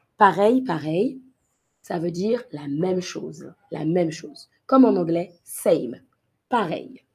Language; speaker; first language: French; native; French